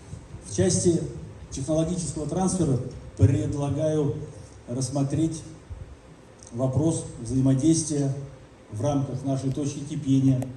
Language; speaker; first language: Russian; native; Russian